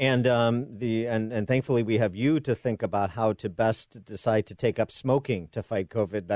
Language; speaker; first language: English; native; English